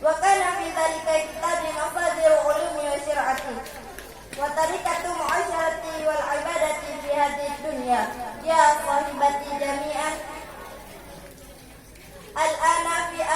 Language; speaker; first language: Arabic; non-native, learner; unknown